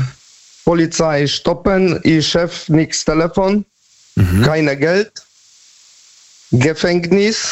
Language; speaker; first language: German; non-native, learner; Polish